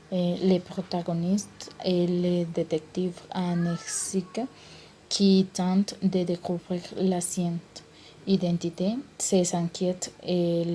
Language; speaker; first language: French; non-native, learner; Spanish